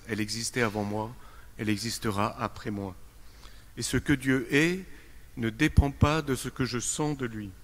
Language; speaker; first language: French; native; French